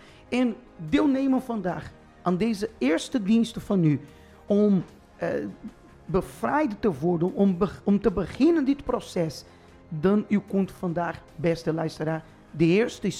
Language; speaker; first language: Dutch; non-native, fluent; Portuguese